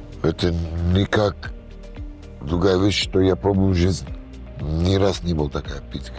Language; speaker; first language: Russian; non-native, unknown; English